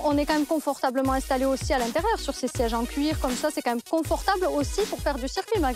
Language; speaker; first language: French; native; French